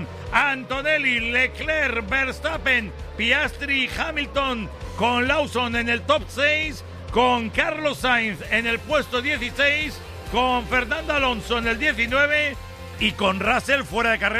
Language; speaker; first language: Spanish; native; Spanish